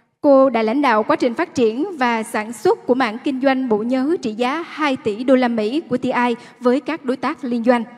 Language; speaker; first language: Vietnamese; native; Vietnamese